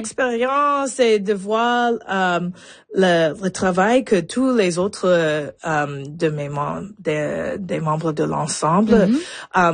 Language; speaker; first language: French; non-native, local second language; English